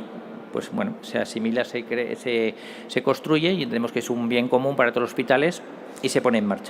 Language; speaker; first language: Spanish; native; Spanish